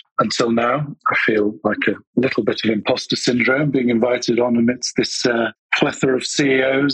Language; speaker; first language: English; native; English